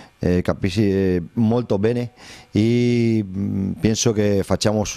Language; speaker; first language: Italian; non-native, learner; Spanish